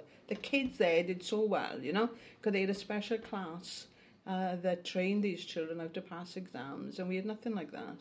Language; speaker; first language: English; native; English